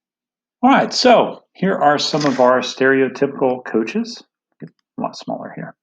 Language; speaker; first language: English; native; English